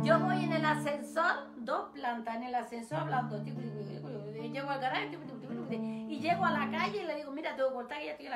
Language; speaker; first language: Spanish; native; Spanish